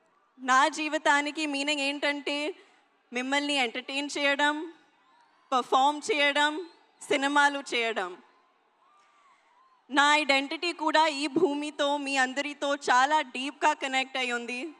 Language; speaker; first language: Telugu; non-native, learner; Hindi